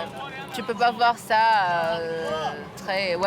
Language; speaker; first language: French; non-native, fluent; Arabic